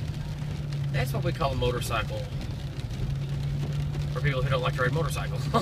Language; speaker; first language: English; native; English